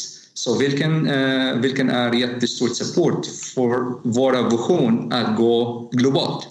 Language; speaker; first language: Swedish; non-native, fluent; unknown